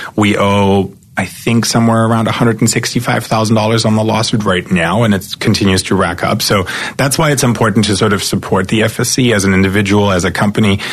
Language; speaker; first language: English; non-native, fluent; German